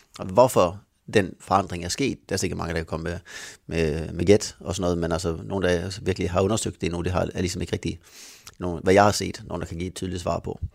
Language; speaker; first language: Danish; native; Danish